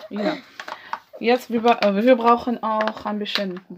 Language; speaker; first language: German; non-native, learner; Arabic